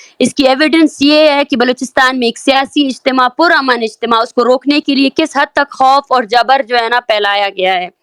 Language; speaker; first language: Urdu; non-native, local second language; Baluchi